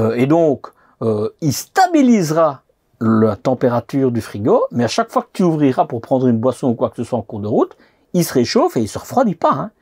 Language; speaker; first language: French; native; French